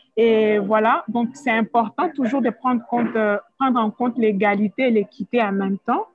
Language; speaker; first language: French; non-native, local second language; Swahili